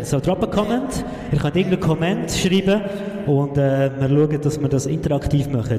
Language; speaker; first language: German; native; German